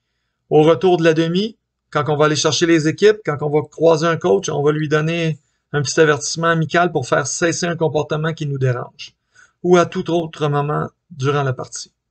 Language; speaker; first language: French; native; French